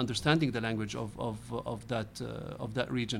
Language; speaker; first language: English; non-native, fluent; Arabic